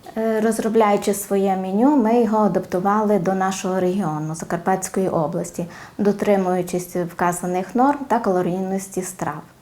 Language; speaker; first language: Ukrainian; native; Ukrainian